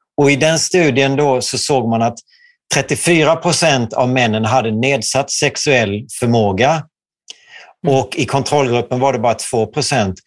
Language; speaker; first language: Swedish; native; Swedish